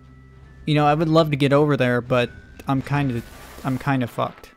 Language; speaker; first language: English; native; English